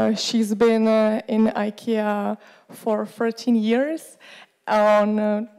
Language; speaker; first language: English; non-native, fluent; Czech